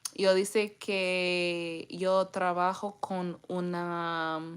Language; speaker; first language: Spanish; non-native, learner; English